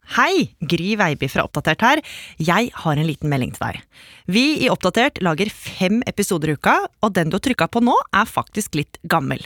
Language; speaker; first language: Norwegian; native; Norwegian